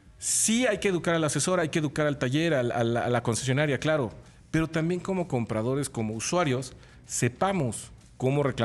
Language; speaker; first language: Spanish; native; Spanish